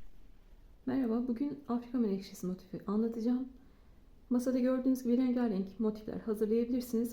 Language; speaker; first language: Turkish; native; Turkish